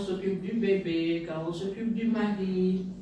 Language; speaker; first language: French; non-native, local second language; Wolof